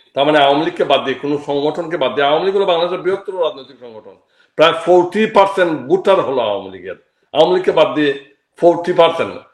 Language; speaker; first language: Bangla; native; Bangla